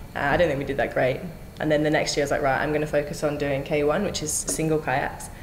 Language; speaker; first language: English; native; English